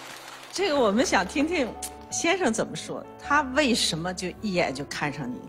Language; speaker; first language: Chinese; native; Chinese